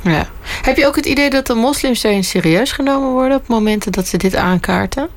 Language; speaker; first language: Dutch; native; Dutch